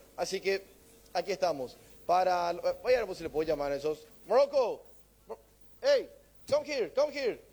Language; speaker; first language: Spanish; native; Spanish